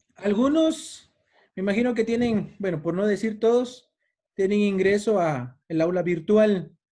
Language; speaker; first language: Spanish; native; Spanish